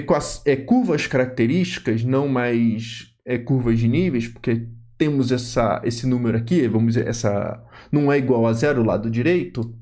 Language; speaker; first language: Portuguese; native; Portuguese